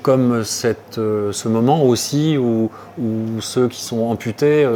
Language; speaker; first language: French; native; French